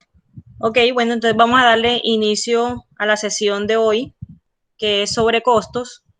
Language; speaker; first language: Spanish; native; Spanish